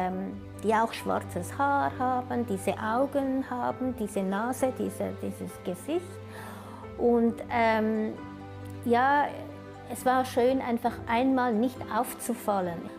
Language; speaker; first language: German; early bilingual, other home language; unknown